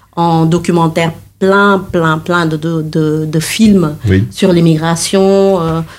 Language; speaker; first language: French; non-native, local second language; Wolof